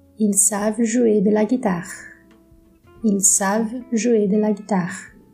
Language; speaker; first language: French; non-native, fluent; Portuguese